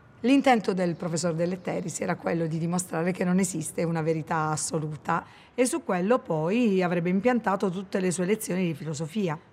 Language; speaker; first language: Italian; native; Italian